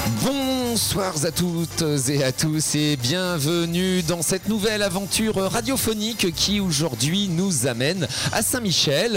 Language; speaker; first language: French; native; French